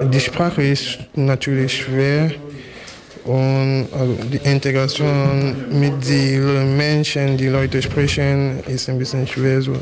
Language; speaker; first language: German; non-native, learner; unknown